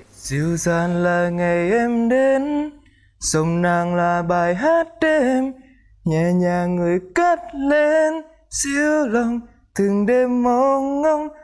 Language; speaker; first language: Vietnamese; native; Vietnamese